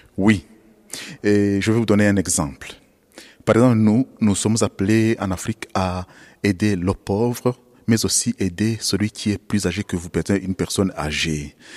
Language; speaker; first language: French; non-native, local second language; Kinyarwanda